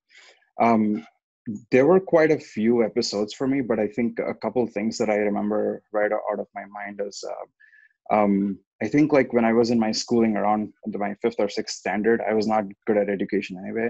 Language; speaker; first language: English; non-native, local second language; Telugu